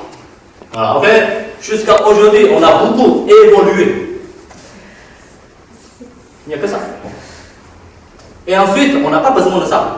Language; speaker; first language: French; non-native, fluent; Chinese